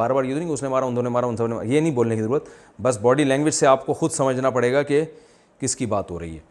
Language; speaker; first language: Urdu; native; Urdu